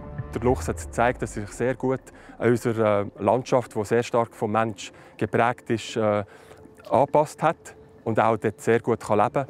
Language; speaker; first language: German; native; German